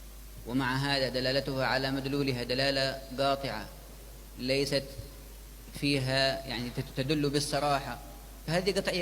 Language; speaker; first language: Arabic; native; Arabic